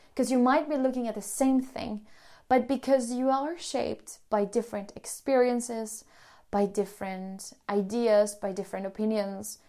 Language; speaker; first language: English; non-native, fluent; Spanish